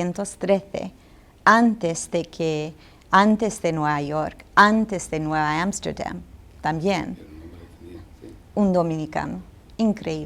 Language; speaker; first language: Spanish; non-native, fluent; English